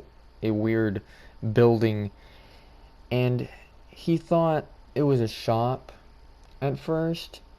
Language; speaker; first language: English; native; English